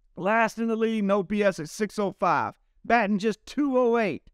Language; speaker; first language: English; native; English